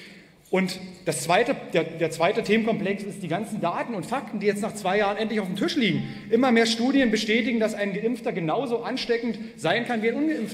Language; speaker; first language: German; native; German